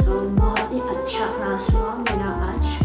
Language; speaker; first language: Hindi; non-native, local second language; Bangla